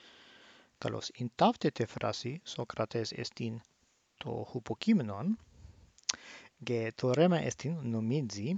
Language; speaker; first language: Greek; non-native, learner; English